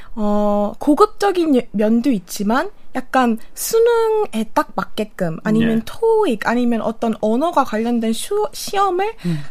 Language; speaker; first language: Korean; non-native, fluent; English